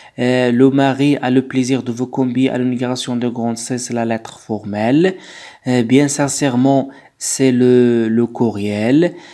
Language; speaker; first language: French; non-native, local second language; Arabic